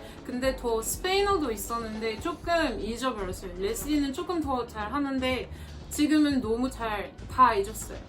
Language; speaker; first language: Korean; non-native, fluent; French